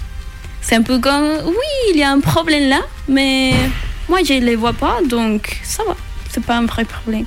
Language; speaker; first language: French; non-native, learner; Spanish